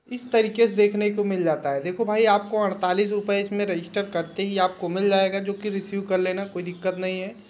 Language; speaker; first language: Hindi; native; Hindi